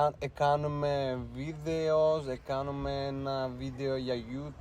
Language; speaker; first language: Greek; non-native, learner; Turkish